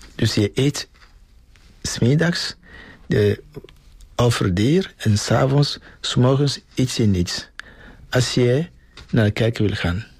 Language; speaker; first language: Dutch; non-native, fluent; Ewe